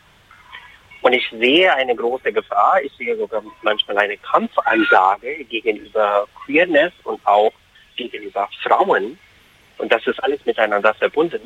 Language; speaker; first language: German; non-native, fluent; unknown